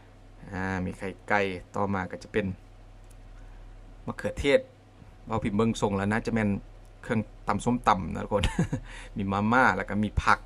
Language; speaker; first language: Thai; non-native, local second language; Northeastern Thai